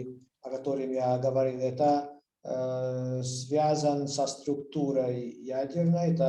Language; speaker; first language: Russian; non-native, fluent; Hungarian